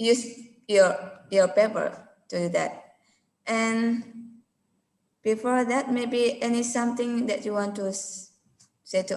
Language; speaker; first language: English; non-native, learner; Indonesian